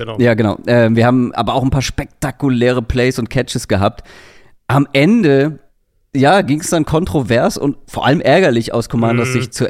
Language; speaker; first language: German; native; German